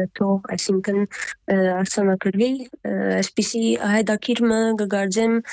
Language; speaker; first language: Armenian; early bilingual, heritage; Armenian